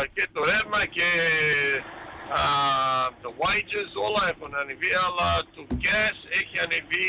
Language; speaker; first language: Greek; early bilingual, heritage; Greek